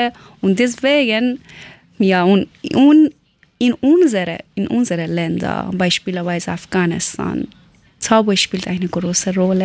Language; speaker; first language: German; non-native, learner; Persian